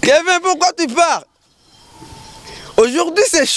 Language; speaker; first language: French; non-native, local second language; Rundi